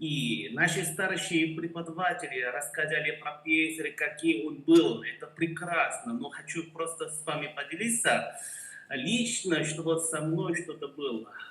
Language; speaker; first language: Russian; non-native, learner; Korean